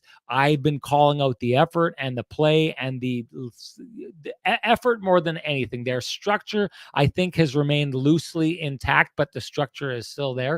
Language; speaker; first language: English; native; English